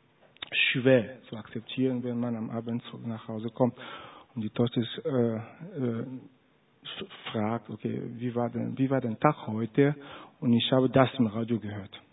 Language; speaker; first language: German; non-native, fluent; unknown